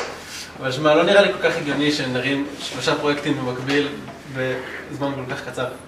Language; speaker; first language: Hebrew; native; Hebrew